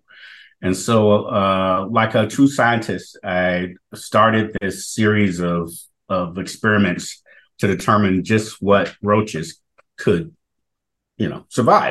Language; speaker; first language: English; native; English